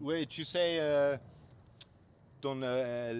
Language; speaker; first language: French; non-native, learner; English